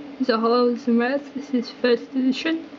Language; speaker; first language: English; native; English